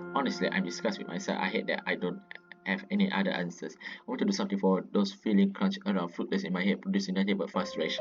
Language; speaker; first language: English; non-native, local second language; Malay